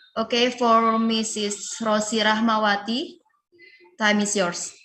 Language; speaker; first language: English; non-native, learner; Indonesian